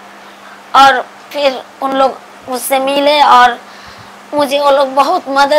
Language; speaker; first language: Hindi; non-native, local second language; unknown